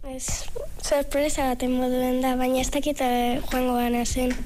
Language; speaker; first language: Basque; native; Basque